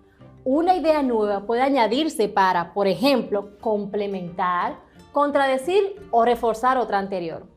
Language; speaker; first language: Spanish; native; Spanish